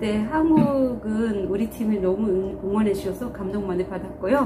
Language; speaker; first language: Korean; non-native, fluent; Turkish